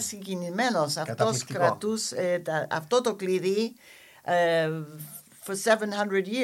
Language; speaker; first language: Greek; non-native, learner; English